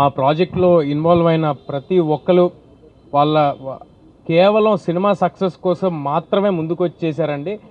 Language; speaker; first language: Telugu; native; Telugu